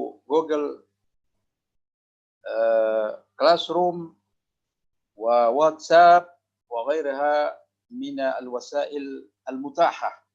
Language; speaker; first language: Arabic; non-native, local second language; Indonesian